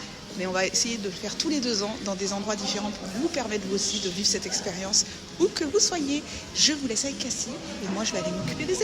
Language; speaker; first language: French; native; French